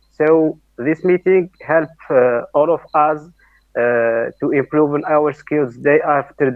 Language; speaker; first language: English; non-native, learner; Arabic